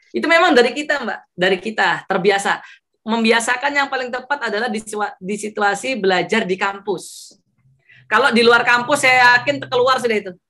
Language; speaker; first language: Indonesian; non-native, local second language; Javanese